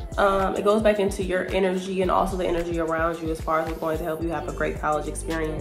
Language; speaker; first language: English; native; English